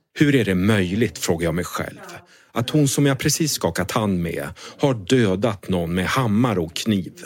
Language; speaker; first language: Swedish; native; Swedish